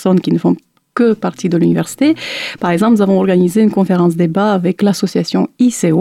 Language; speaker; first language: French; non-native, fluent; Romanian